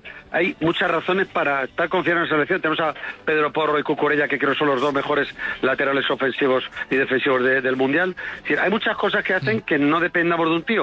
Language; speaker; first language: Spanish; native; Spanish